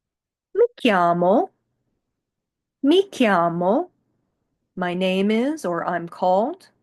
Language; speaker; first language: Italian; non-native, fluent; English